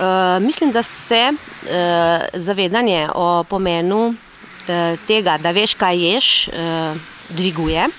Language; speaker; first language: Slovenian; native; Slovenian